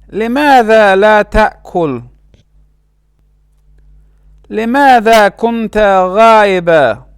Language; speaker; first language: Arabic; non-native, fluent; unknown